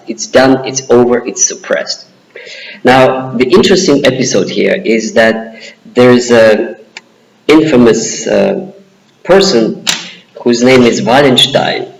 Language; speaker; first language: English; non-native, fluent; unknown